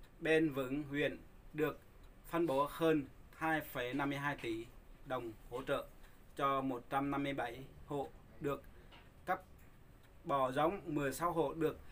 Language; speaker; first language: Vietnamese; non-native, local second language; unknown